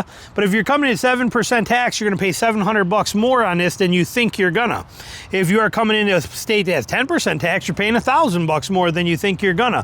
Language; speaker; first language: English; native; English